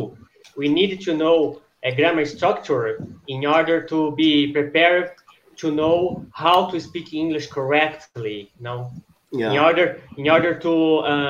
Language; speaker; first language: English; non-native, fluent; Portuguese